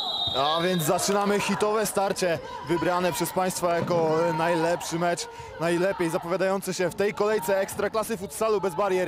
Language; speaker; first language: Polish; native; Polish